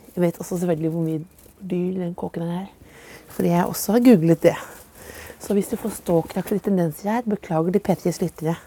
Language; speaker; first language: Norwegian; native; Norwegian